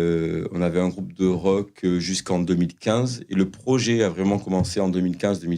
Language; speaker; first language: French; native; French